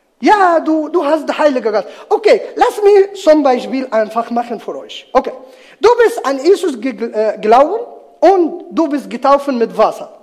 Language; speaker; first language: German; non-native, learner; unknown